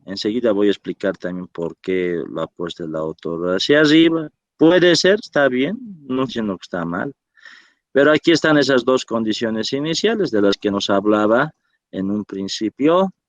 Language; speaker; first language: Spanish; native; Spanish